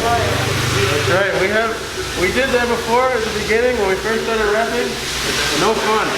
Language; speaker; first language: English; native; English